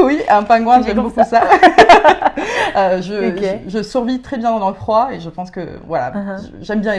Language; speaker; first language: French; native; French